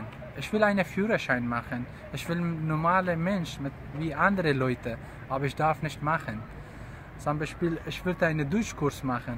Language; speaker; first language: German; non-native, learner; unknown